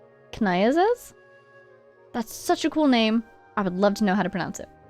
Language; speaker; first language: English; native; English